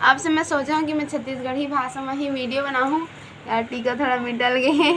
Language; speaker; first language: Hindi; non-native, local second language; Chhattisgarhi